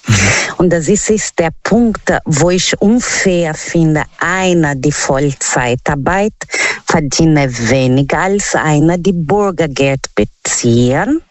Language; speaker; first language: German; non-native, fluent; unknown